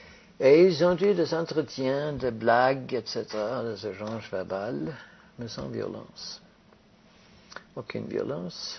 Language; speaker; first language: French; non-native, fluent; Norwegian